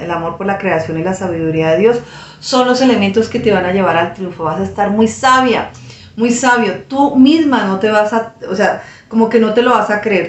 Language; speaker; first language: Spanish; native; Spanish